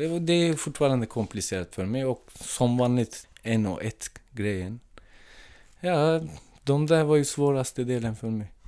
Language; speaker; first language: Swedish; non-native, fluent; Turkish